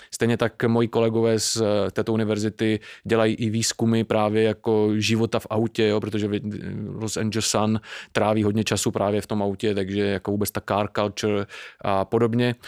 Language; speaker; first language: Czech; native; Czech